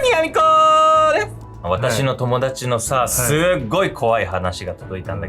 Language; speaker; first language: Japanese; native; Japanese